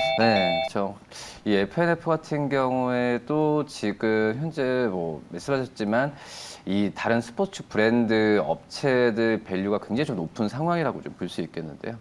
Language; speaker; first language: Korean; native; Korean